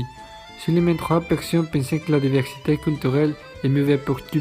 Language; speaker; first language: French; non-native, learner; Spanish